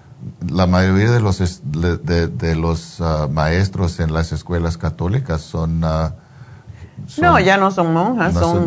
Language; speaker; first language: Spanish; early bilingual, heritage; Spanish